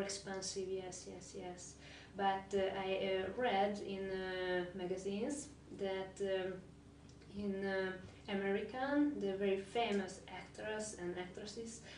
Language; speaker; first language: English; non-native, learner; Hungarian